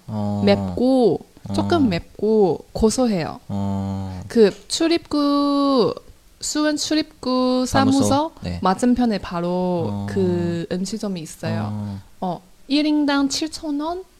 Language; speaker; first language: Korean; non-native, fluent; Chinese